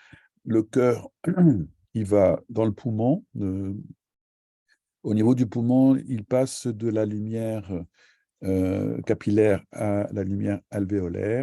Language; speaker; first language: French; native; French